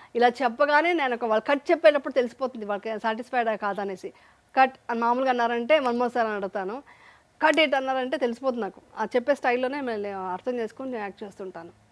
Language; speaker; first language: Telugu; native; Telugu